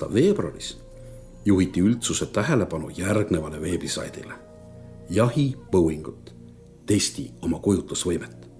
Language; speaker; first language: Estonian; native; Estonian